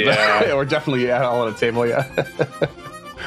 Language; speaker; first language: English; native; English